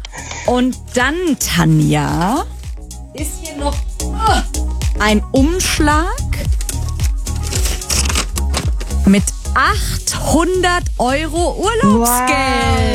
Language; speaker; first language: German; native; German